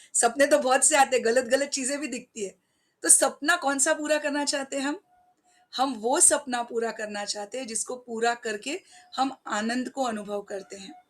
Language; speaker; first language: Hindi; non-native, local second language; Marathi